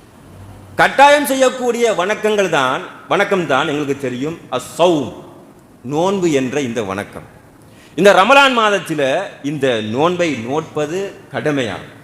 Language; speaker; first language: Tamil; native; Tamil